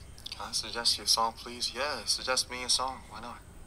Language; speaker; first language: English; non-native, fluent; Korean